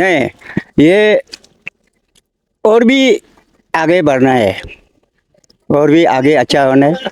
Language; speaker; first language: Hindi; non-native, local second language; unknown